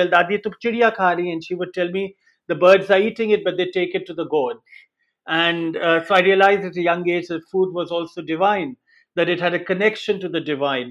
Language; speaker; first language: English; non-native, local second language; Hindi